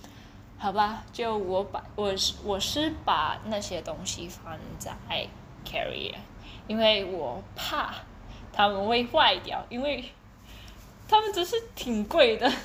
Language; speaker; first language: Chinese; early bilingual, heritage; Chinese